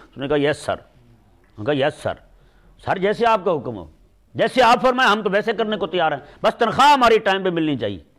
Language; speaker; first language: Urdu; non-native, local second language; Punjabi